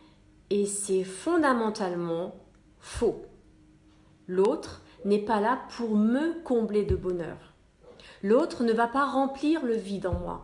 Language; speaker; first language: French; native; French